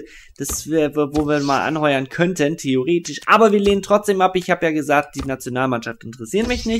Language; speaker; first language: German; native; German